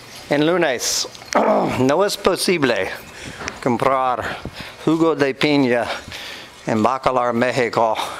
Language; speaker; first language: Spanish; non-native, learner; English